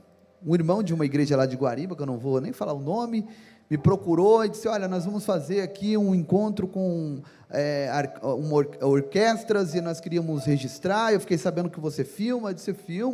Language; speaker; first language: Portuguese; native; Portuguese